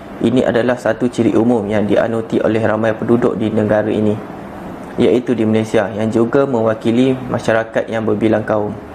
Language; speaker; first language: Malay; native; Malay